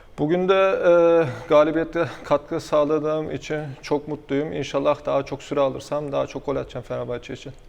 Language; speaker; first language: Turkish; early bilingual, heritage; Turkish